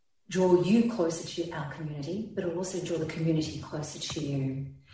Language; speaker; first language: English; early bilingual, other home language; Ukrainian